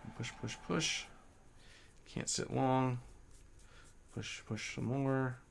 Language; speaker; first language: English; native; English